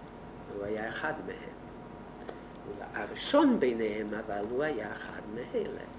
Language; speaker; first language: Hebrew; non-native, fluent; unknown